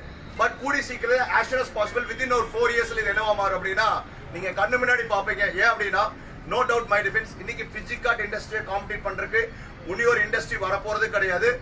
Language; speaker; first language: Tamil; native; Tamil